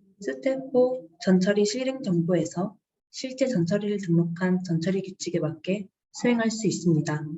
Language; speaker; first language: Korean; native; Korean